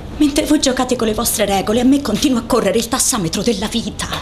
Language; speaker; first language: Italian; native; Italian